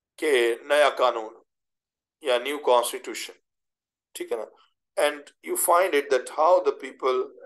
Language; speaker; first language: English; non-native, local second language; Urdu